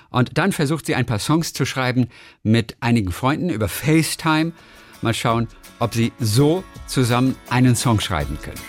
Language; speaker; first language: German; native; German